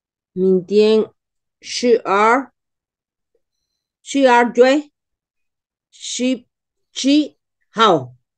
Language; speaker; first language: Chinese; non-native, learner; Spanish